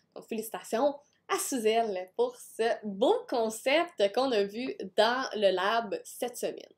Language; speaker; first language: French; native; French